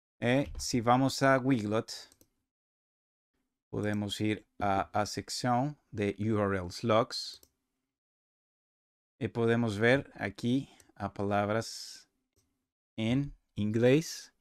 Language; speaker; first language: Portuguese; non-native, learner; Spanish